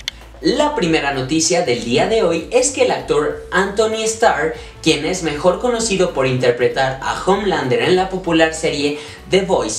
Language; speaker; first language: Spanish; native; Spanish